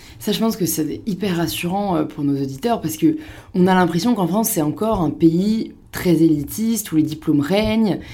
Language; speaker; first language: French; native; French